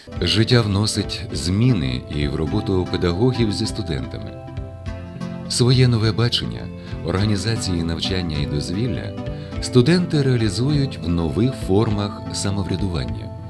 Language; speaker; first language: Ukrainian; native; Ukrainian